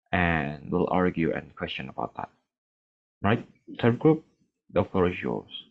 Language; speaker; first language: English; non-native, fluent; Indonesian